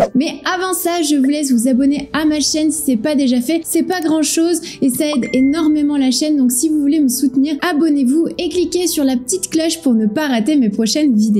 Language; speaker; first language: French; native; French